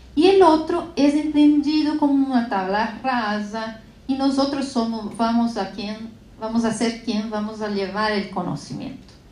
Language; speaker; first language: Spanish; non-native, fluent; Portuguese